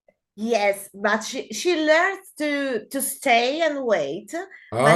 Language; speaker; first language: English; non-native, learner; Spanish